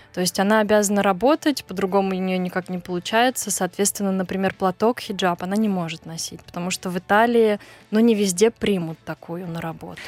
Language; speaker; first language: Russian; native; Russian